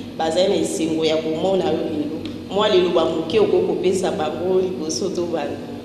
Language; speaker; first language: Lingala; native; Lingala